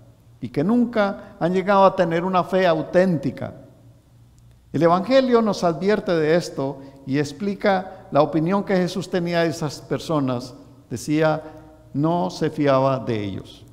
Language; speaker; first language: Spanish; native; Spanish